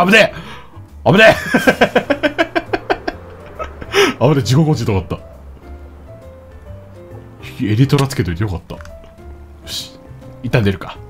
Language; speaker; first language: Japanese; native; Japanese